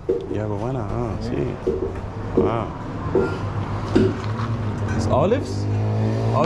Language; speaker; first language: Spanish; non-native, learner; English